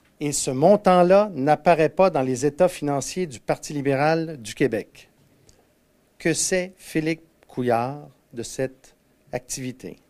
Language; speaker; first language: French; native; French